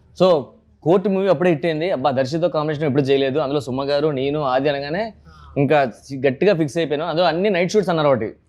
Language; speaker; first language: Telugu; native; Telugu